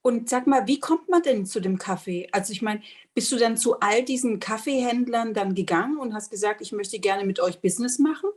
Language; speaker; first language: German; early bilingual, other home language; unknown